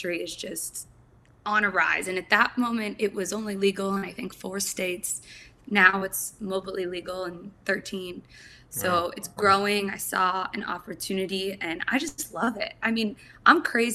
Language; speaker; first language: English; native; English